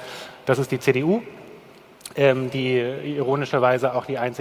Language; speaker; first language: German; native; German